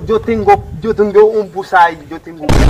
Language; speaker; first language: Spanish; non-native, learner; Haitian Creole